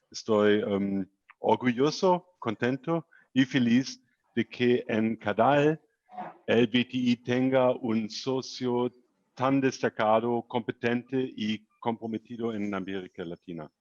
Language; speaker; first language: Spanish; non-native, learner; German